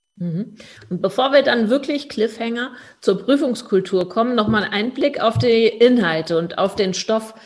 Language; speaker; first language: German; native; German